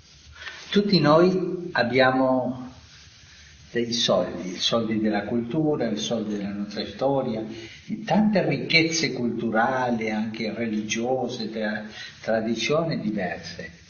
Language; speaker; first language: Italian; non-native, fluent; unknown